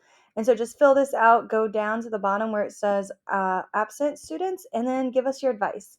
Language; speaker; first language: English; native; English